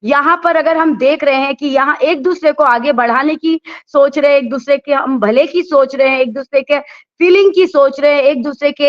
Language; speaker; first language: Hindi; native; Hindi